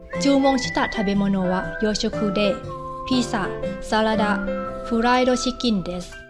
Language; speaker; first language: Japanese; non-native, fluent; Thai